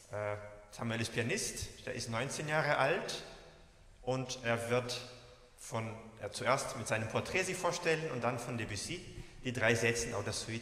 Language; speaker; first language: German; native; German